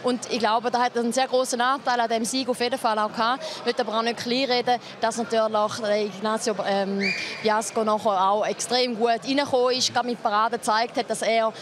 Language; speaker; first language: German; native; German